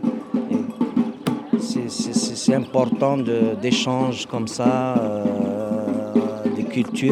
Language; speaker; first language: French; non-native, local second language; Arabic